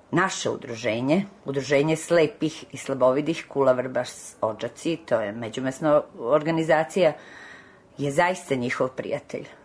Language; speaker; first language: Serbian; native; Serbian